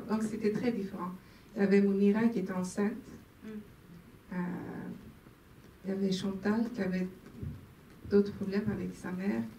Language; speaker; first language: French; non-native, local second language; Swedish